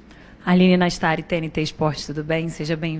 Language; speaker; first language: Portuguese; native; Portuguese